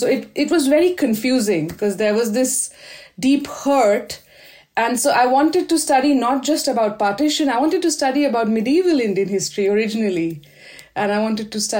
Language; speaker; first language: English; non-native, local second language; Hindi